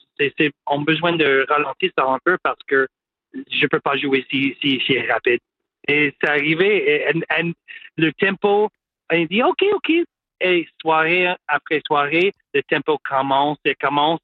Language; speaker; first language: French; non-native, local second language; English